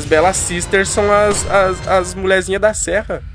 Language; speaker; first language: Portuguese; native; Portuguese